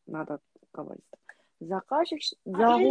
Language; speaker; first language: Russian; non-native, learner; Korean